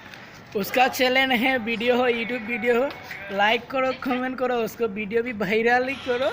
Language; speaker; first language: Hindi; non-native, local second language; Bangla